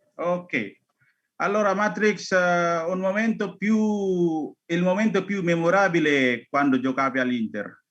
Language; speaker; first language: Italian; non-native, learner; Indonesian